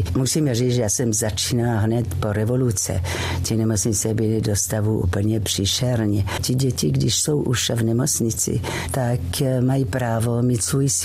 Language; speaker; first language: Czech; non-native, fluent; French